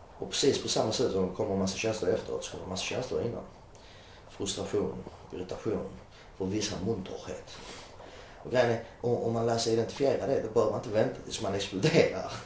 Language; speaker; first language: Swedish; early bilingual, other home language; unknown